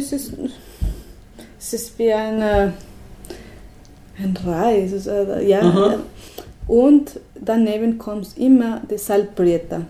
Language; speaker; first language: German; non-native, learner; Spanish